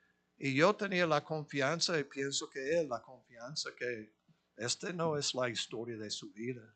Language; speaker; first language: Spanish; non-native, fluent; English